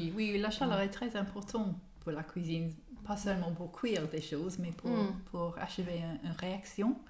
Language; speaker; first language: French; non-native, learner; English